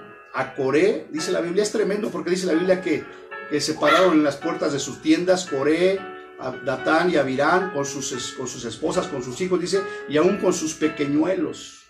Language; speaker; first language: Spanish; native; Spanish